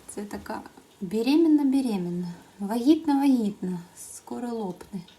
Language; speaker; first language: Ukrainian; non-native, local second language; Russian